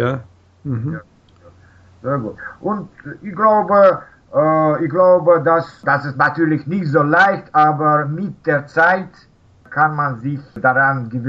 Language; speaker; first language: German; non-native, fluent; Russian